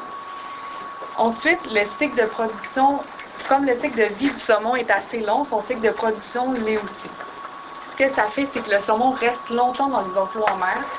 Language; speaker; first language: French; native; French